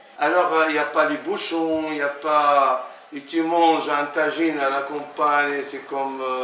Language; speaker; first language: French; non-native, local second language; Arabic